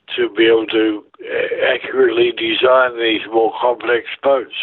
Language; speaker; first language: English; native; English